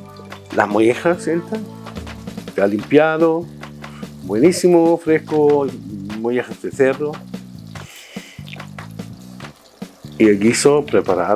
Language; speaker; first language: Spanish; non-native, fluent; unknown